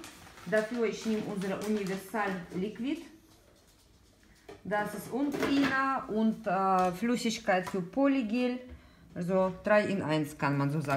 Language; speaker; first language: German; non-native, learner; Russian